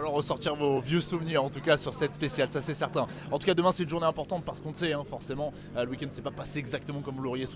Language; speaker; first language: French; native; French